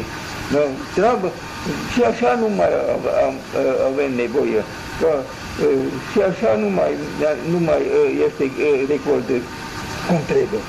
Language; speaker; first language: Romanian; non-native, local second language; German